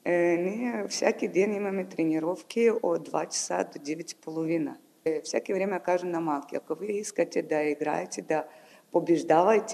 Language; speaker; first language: Bulgarian; non-native, learner; Ukrainian